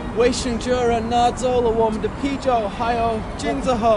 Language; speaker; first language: Chinese; non-native, learner; English